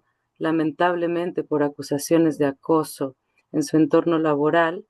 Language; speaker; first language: Spanish; native; Spanish